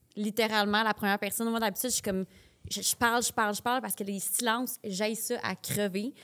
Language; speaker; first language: French; native; French